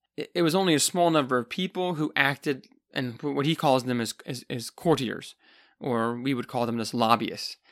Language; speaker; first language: English; native; English